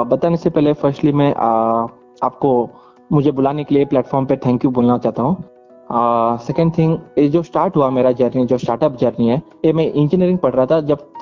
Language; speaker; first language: Hindi; non-native, local second language; Kannada